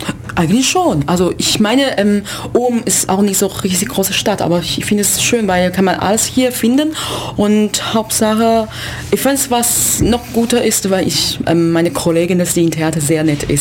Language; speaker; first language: German; non-native, learner; Chinese